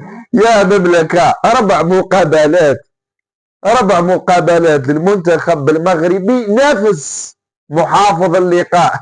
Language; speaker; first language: Arabic; native; Arabic